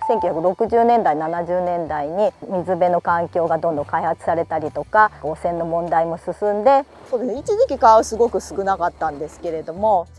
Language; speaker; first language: Japanese; native; Japanese